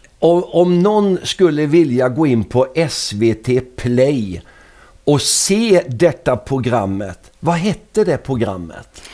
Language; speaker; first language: Swedish; native; Swedish